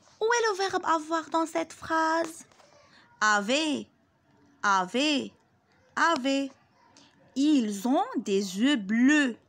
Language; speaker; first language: French; non-native, local second language; Arabic